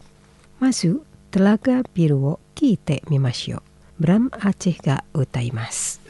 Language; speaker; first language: Japanese; non-native, fluent; Indonesian